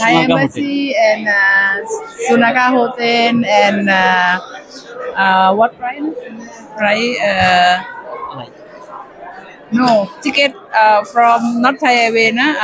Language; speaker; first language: English; non-native, learner; Thai